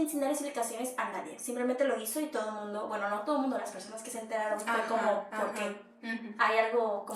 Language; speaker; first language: Spanish; native; Spanish